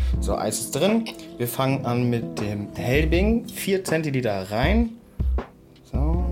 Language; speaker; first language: German; native; German